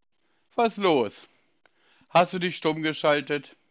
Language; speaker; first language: German; native; German